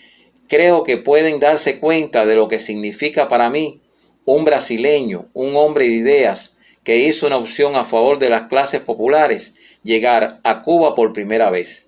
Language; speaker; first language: Spanish; native; Spanish